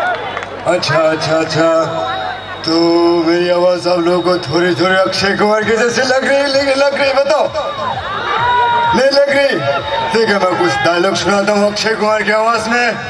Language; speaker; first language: Hindi; non-native, local second language; Kok Borok